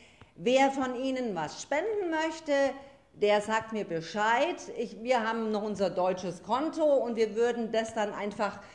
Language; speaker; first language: German; native; German